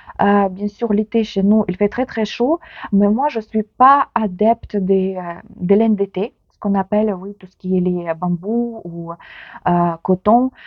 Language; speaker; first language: French; non-native, fluent; Ukrainian